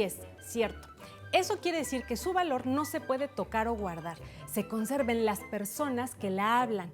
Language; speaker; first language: Spanish; native; Spanish